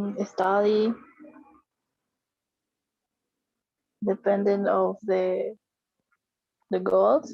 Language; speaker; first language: English; non-native, learner; Spanish